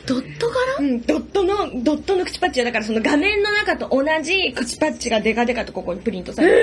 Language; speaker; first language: Japanese; native; Japanese